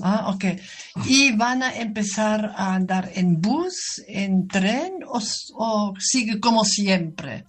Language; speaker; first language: Spanish; non-native, fluent; German